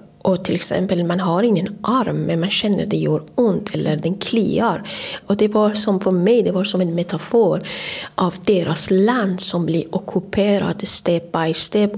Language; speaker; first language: Swedish; non-native, fluent; Persian